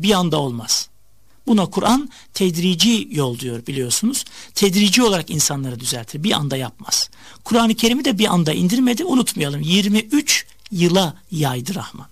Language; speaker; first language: Turkish; native; Turkish